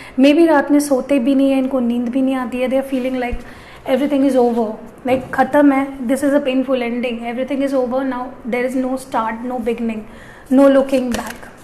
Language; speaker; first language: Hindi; non-native, local second language; Marathi